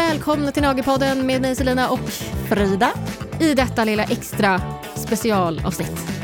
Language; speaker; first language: Swedish; native; Swedish